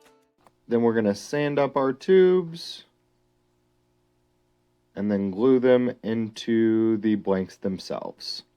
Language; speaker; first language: English; native; English